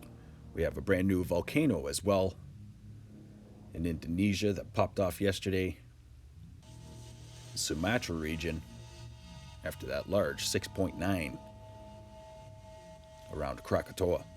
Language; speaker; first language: English; native; English